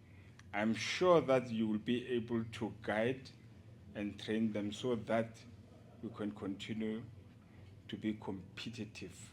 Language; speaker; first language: English; non-native, local second language; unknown